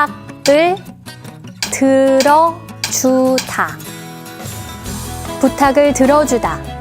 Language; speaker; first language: Korean; native; Korean